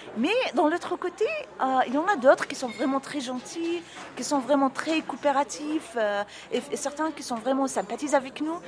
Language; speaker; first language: French; non-native, fluent; Arabic